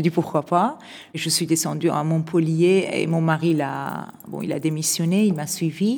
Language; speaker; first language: French; non-native, fluent; Persian